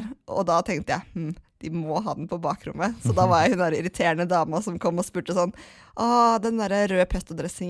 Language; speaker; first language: Norwegian; native; Norwegian